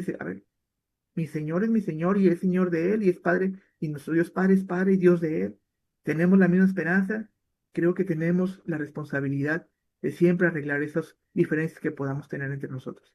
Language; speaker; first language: Spanish; native; Spanish